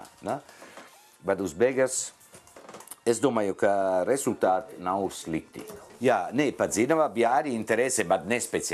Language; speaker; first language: Latvian; non-native, learner; Italian